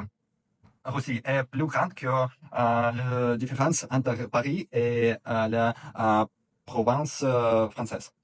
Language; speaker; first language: French; non-native, fluent; Russian